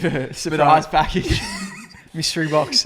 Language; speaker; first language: English; native; English